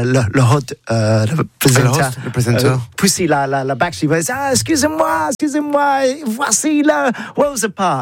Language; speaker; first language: French; non-native, learner; English